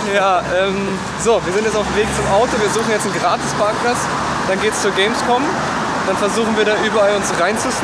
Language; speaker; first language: German; native; German